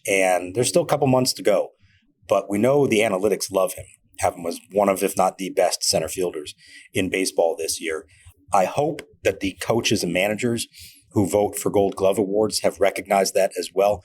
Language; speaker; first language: English; native; English